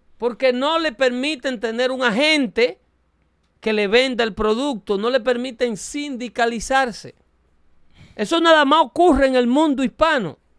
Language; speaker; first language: Spanish; native; Spanish